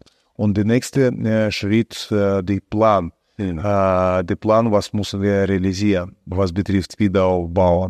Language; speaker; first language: German; non-native, fluent; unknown